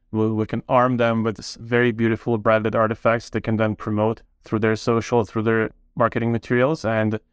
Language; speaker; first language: English; non-native, fluent; Ukrainian